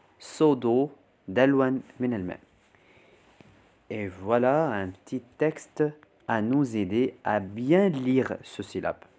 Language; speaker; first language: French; non-native, fluent; Arabic